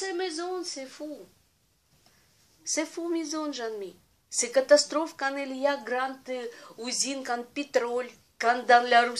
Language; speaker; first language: French; non-native, learner; Russian